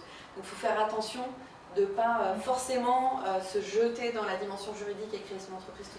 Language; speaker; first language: French; native; French